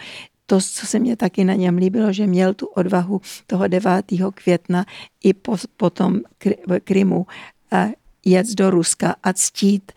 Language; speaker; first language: Czech; early bilingual, heritage; Czech